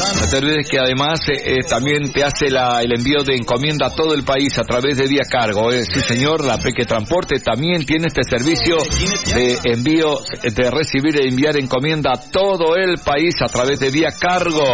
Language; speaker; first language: Spanish; native; Spanish